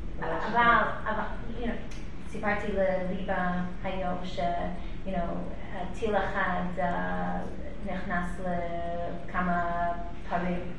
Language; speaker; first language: Hebrew; non-native, learner; English